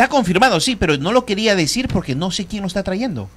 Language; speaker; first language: Spanish; native; Spanish